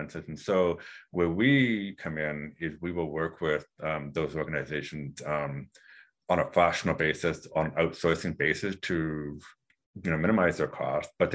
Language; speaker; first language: English; native; English